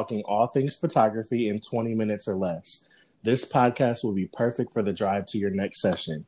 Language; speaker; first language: English; native; English